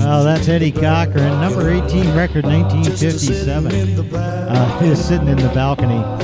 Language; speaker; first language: English; native; English